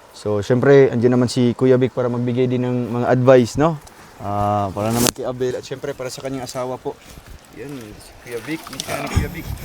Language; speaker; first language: Filipino; non-native, local second language; Cebuano